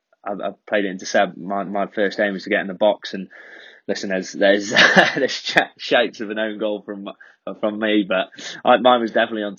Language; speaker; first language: English; native; English